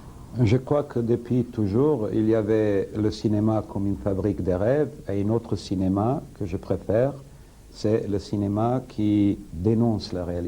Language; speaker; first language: French; non-native, fluent; Serbian